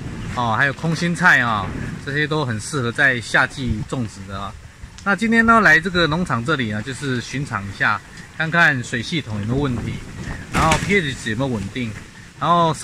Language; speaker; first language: Chinese; native; Chinese